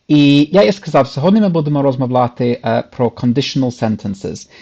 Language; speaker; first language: Ukrainian; non-native, fluent; English